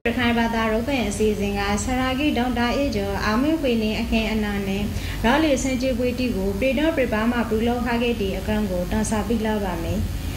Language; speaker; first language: Burmese; native; Burmese